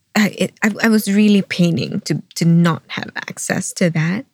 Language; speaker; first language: English; non-native, local second language; Filipino